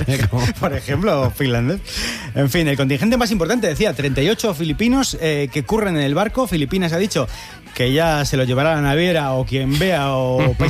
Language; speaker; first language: Spanish; native; Spanish